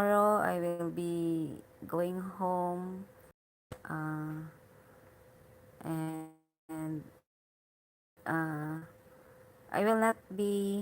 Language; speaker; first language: English; non-native, learner; Hiligaynon